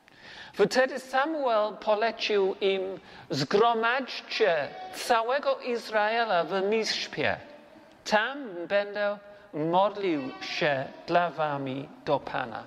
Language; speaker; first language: Polish; non-native, learner; English